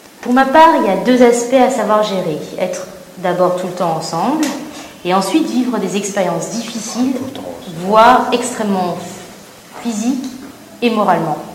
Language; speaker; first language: French; native; French